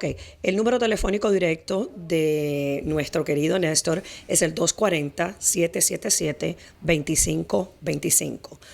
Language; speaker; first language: Spanish; native; Spanish